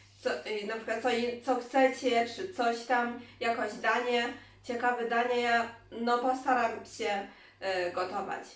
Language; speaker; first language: Polish; non-native, learner; Chinese